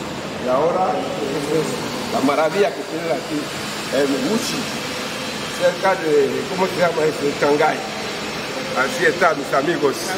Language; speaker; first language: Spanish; non-native, learner; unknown